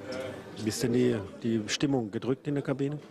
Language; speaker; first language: German; native; German